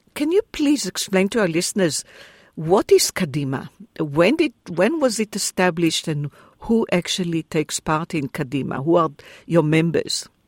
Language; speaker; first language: English; non-native, fluent; Hebrew